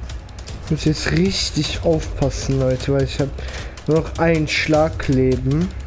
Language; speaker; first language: German; early bilingual, other home language; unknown